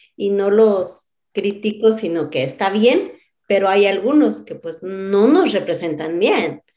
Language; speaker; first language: Spanish; non-native, local second language; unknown